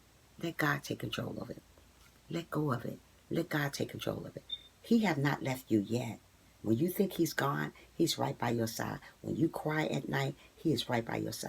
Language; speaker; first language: English; native; English